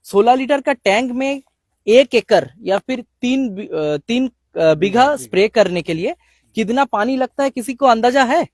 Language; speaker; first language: Hindi; non-native, local second language; Bangla